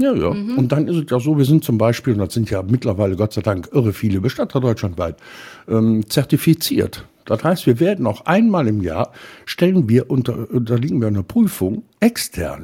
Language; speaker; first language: German; native; German